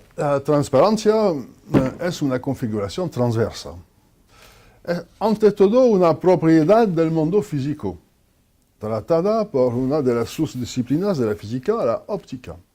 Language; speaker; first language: Spanish; non-native, fluent; French